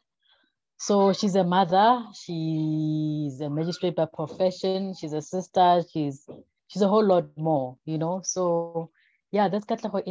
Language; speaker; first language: English; non-native, local second language; Southern Sotho